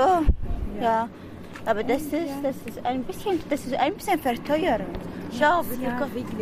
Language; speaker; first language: German; non-native, learner; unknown